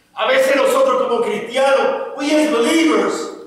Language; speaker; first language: Spanish; native; Spanish